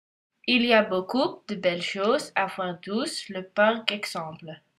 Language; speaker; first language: French; non-native, learner; Dutch